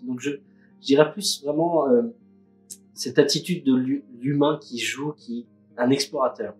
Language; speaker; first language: French; native; French